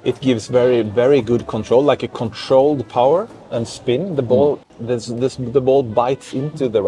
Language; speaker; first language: English; non-native, fluent; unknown